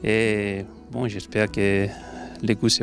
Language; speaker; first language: French; non-native, learner; Spanish